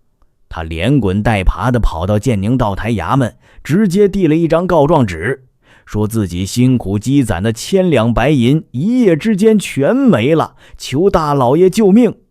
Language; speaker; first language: Chinese; native; Chinese